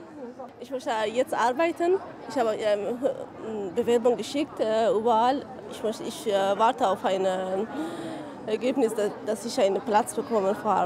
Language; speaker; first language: German; non-native, learner; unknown